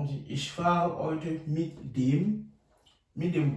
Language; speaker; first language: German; non-native, fluent; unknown